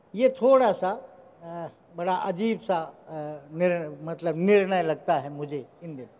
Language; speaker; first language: Hindi; non-native, local second language; Rajasthani